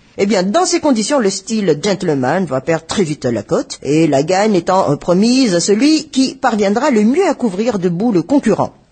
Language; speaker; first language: French; non-native, local second language; Malagasy